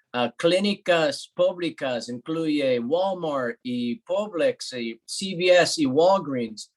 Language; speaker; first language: Spanish; non-native, learner; English